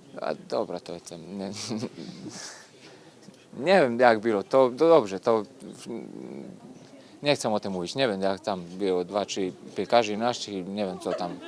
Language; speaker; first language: Polish; non-native, learner; Serbian